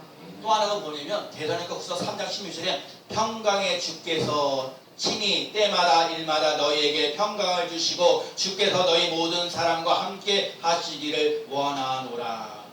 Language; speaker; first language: Korean; native; Korean